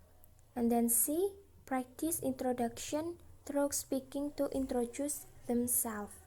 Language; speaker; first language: English; non-native, learner; Indonesian